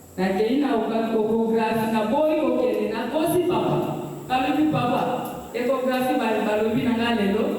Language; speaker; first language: Lingala; non-native, local second language; Kongo